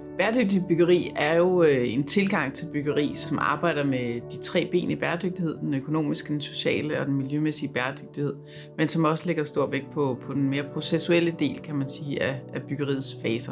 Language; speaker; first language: Danish; native; Danish